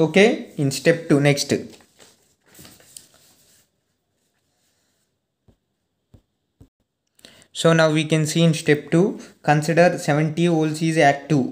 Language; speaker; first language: English; non-native, local second language; Telugu